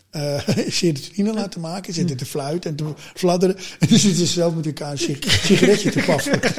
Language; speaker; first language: Dutch; native; Dutch